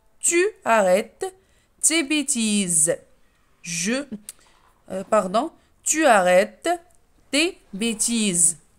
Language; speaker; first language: French; non-native, local second language; Arabic